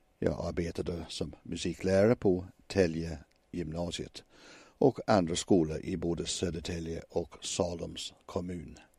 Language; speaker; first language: Swedish; non-native, fluent; English